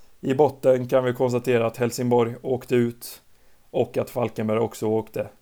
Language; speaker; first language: Swedish; native; Swedish